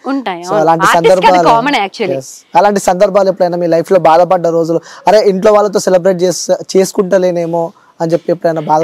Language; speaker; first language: Telugu; native; Telugu